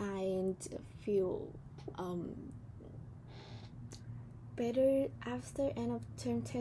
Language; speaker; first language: English; non-native, learner; Vietnamese